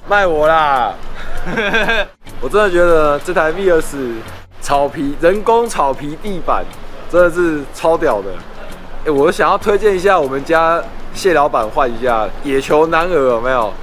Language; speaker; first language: Chinese; native; Chinese